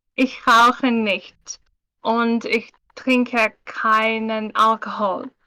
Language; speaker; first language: German; non-native, learner; Russian